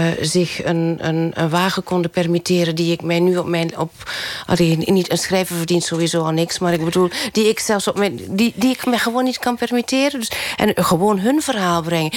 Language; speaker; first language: Dutch; native; Dutch